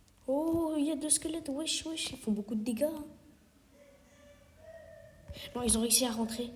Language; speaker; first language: French; native; French